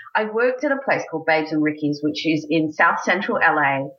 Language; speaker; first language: English; native; English